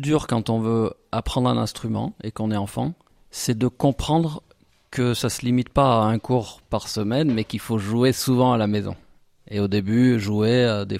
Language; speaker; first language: French; native; French